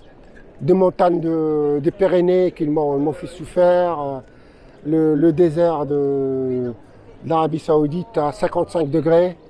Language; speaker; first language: French; non-native, local second language; Arabic